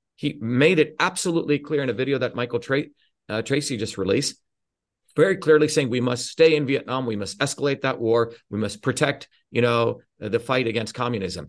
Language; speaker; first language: English; early bilingual, other home language; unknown